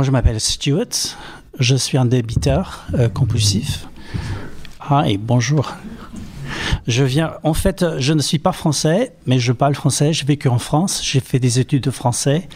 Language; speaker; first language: French; non-native, fluent; English